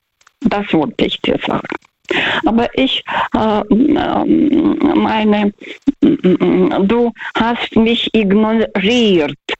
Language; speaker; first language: German; non-native, fluent; Russian